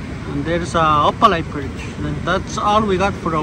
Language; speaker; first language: English; non-native, learner; Spanish